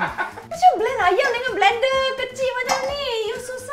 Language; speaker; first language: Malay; non-native, local second language; Cantonese